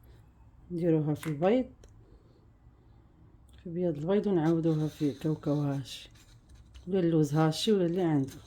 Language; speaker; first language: Arabic; native; Arabic